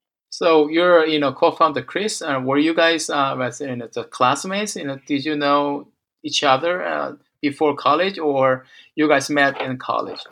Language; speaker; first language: English; non-native, fluent; Korean